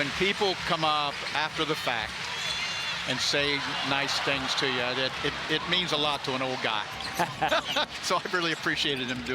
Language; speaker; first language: English; native; English